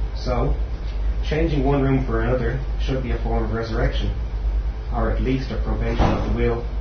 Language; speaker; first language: English; native; English